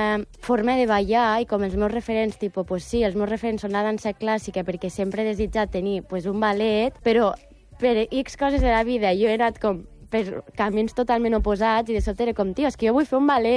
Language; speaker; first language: Catalan; native; Catalan